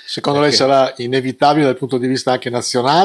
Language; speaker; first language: Italian; native; Italian